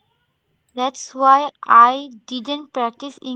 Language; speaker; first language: English; non-native, learner; Bangla